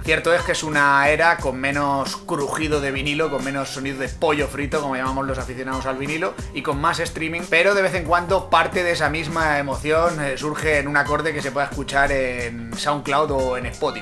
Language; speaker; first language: Spanish; native; Spanish